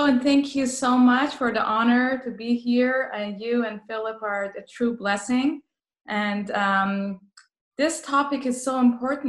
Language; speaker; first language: English; non-native, fluent; Persian